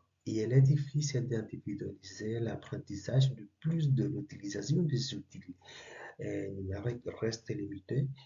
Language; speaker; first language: French; non-native, learner; Spanish